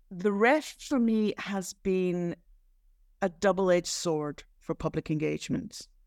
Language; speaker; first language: English; native; English